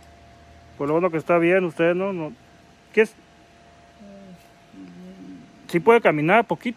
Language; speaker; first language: Spanish; native; Spanish